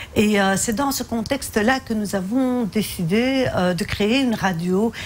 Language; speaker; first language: French; early bilingual, other home language; Arabic